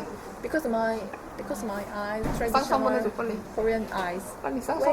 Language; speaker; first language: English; non-native, learner; Korean